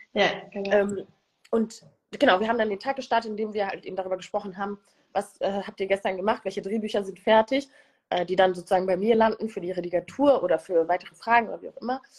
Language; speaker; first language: German; early bilingual, other home language; Kinyarwanda